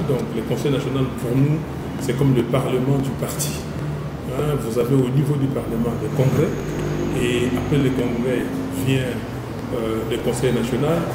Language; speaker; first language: French; non-native, local second language; Lingala